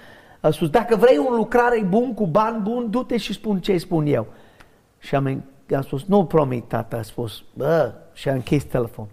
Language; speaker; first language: Romanian; non-native, learner; English